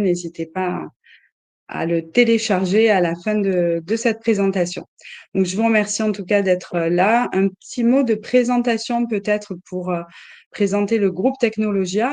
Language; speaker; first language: French; native; French